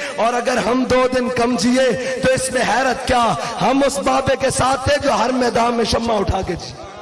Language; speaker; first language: Urdu; non-native, local second language; Punjabi